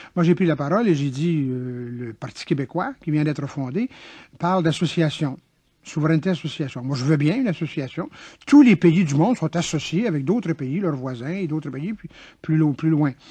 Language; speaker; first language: French; native; French